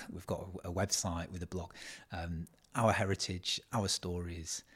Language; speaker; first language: English; native; English